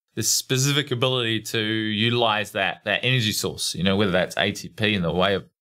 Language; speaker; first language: English; native; English